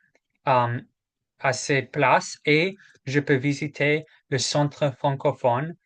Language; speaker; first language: French; non-native, learner; English